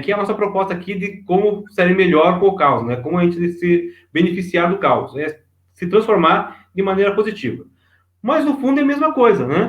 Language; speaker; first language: Portuguese; native; Portuguese